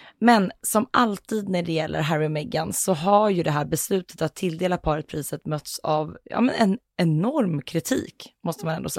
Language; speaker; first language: Swedish; native; Swedish